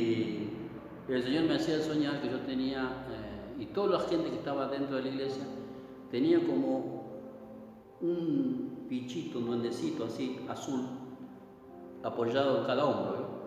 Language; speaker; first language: Spanish; native; Spanish